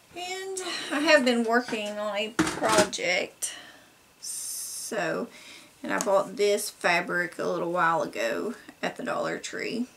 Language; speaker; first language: English; native; English